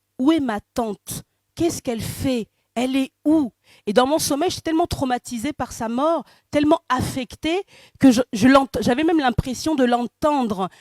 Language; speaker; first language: French; early bilingual, other home language; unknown